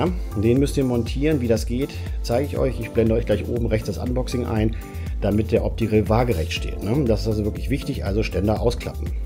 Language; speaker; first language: German; native; German